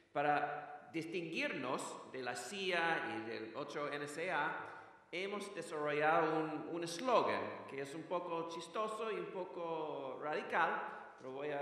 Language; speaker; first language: Spanish; non-native, fluent; English